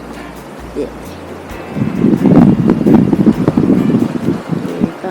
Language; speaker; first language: Japanese; native; Japanese